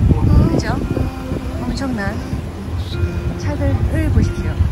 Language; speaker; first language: Korean; native; Korean